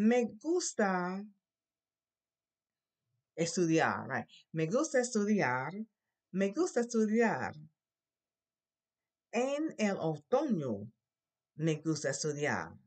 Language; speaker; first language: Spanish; non-native, learner; English